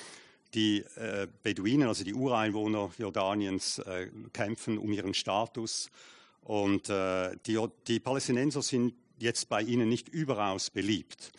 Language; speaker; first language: German; native; German